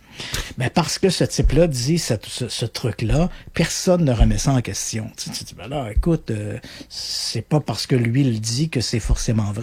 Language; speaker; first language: French; native; French